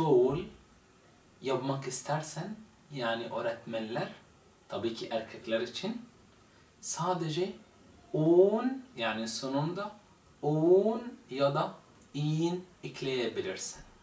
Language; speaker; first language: Turkish; non-native, fluent; Arabic